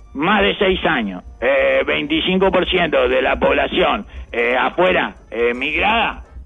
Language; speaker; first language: Spanish; native; Spanish